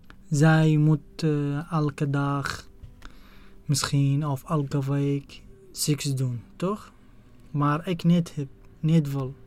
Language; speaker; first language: Dutch; non-native, learner; Arabic